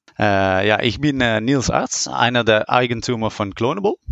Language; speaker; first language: German; non-native, learner; Dutch